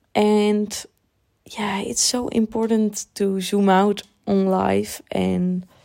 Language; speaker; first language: English; non-native, fluent; Dutch